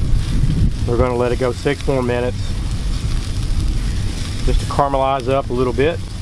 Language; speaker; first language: English; native; English